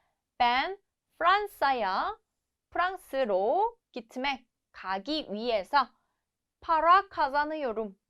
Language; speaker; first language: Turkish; non-native, fluent; Korean